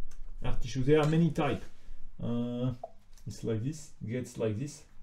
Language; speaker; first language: English; non-native, fluent; French